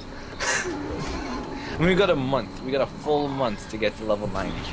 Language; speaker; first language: English; native; English